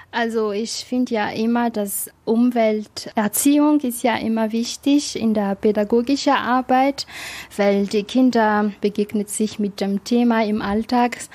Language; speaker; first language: German; non-native, learner; Malagasy